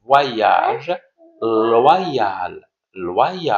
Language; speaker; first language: French; non-native, local second language; Arabic